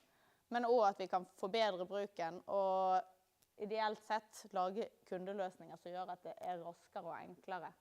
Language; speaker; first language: Norwegian; native; Norwegian